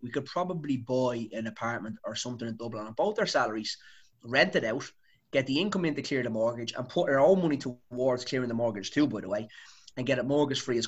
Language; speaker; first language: English; native; English